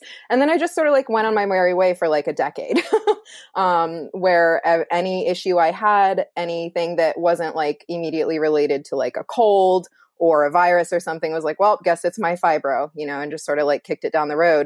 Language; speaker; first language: English; native; English